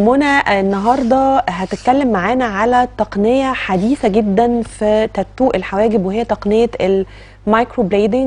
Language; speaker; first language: Arabic; native; Arabic